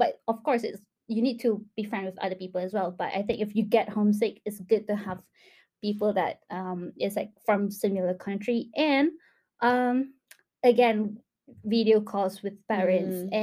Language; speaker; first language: English; non-native, local second language; Malay